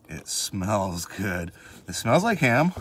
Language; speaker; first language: English; native; English